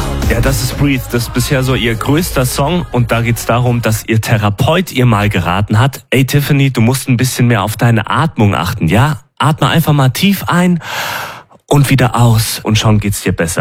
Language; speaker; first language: German; native; German